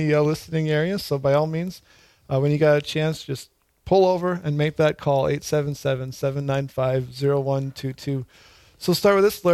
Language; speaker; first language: English; native; English